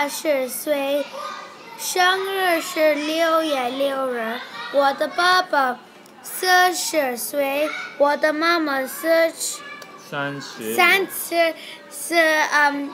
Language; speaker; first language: Chinese; non-native, learner; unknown